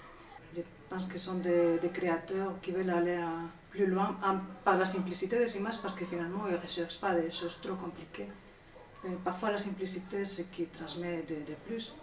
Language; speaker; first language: French; non-native, fluent; Spanish